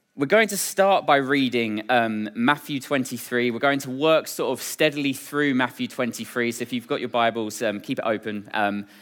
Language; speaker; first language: English; native; English